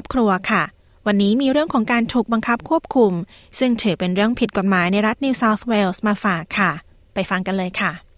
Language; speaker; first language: Thai; native; Thai